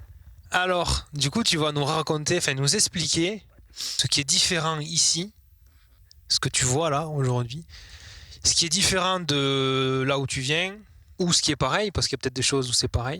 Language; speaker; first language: French; native; French